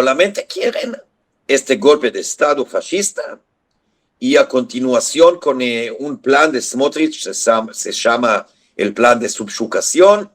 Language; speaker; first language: Spanish; non-native, fluent; Hebrew